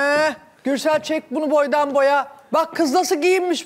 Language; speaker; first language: Turkish; native; Turkish